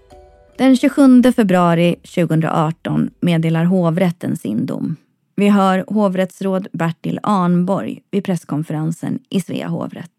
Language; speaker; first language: Swedish; native; Swedish